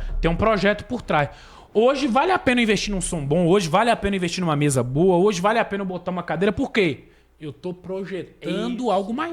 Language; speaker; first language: Portuguese; native; Portuguese